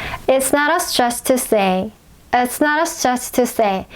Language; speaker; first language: English; non-native, fluent; Korean